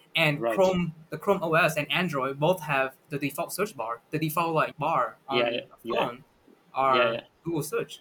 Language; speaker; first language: English; non-native, fluent; Vietnamese